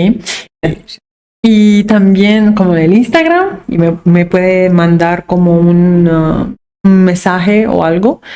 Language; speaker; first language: Spanish; non-native, fluent; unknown